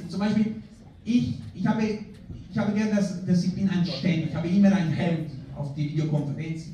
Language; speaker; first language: German; non-native, fluent; Spanish